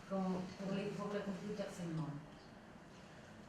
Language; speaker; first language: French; non-native, learner; Spanish